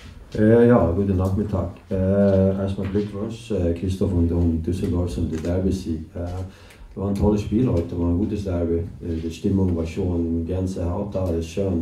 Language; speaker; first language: German; non-native, fluent; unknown